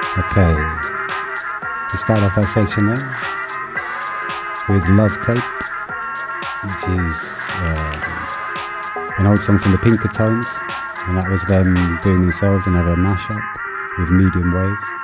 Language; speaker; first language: English; native; English